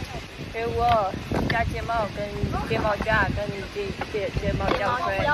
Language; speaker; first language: Chinese; native; Chinese